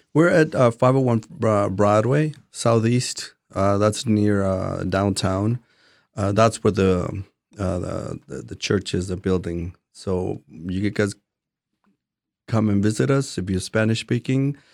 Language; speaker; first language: English; non-native, fluent; Spanish